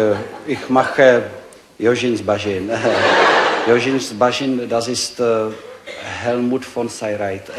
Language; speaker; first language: German; non-native, learner; Czech